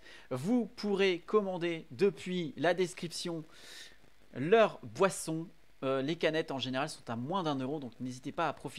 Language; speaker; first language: French; native; French